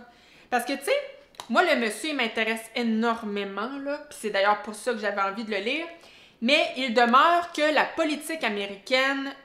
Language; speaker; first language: French; native; French